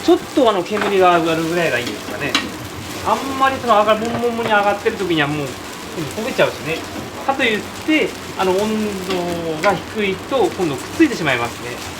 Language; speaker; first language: Japanese; native; Japanese